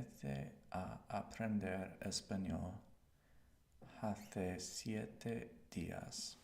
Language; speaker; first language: Spanish; non-native, learner; English